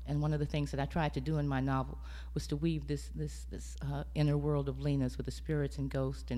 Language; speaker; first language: English; native; English